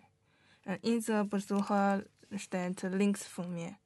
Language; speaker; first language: German; non-native, learner; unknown